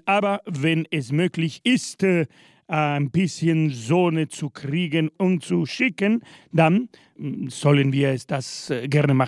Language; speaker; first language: German; non-native, fluent; Spanish